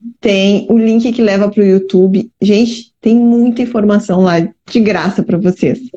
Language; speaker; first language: Portuguese; native; Portuguese